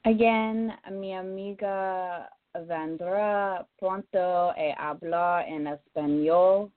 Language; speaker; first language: Spanish; non-native, learner; English